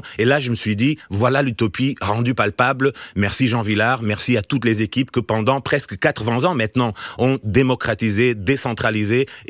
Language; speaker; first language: French; non-native, fluent; Portuguese